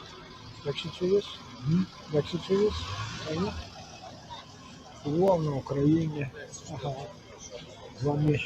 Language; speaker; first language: Polish; non-native, learner; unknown